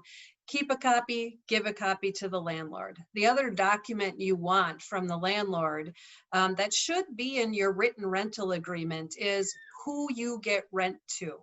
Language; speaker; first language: English; native; English